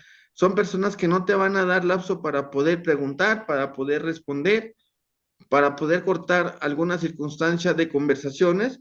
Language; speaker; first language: Spanish; native; Spanish